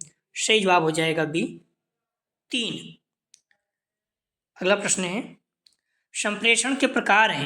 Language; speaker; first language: Hindi; native; Hindi